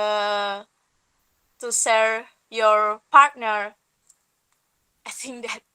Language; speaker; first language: English; non-native, learner; Indonesian